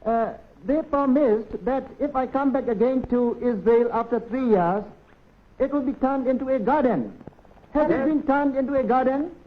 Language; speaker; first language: English; non-native, local second language; Burmese